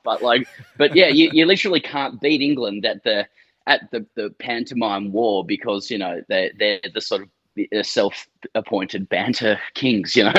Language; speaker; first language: English; native; English